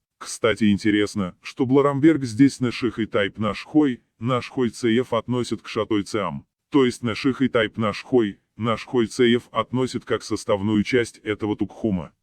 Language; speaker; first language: Russian; non-native, local second language; Chechen